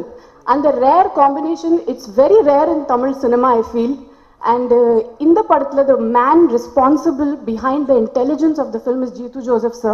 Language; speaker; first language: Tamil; non-native, local second language; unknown